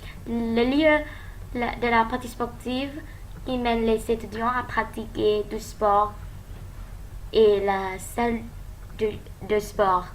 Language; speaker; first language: French; non-native, learner; Thai